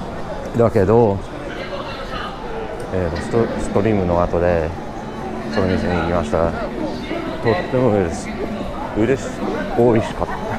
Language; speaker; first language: Japanese; non-native, learner; English